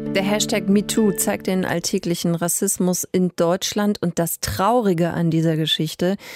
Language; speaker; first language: German; native; German